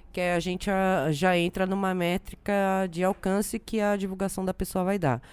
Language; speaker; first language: Portuguese; native; Portuguese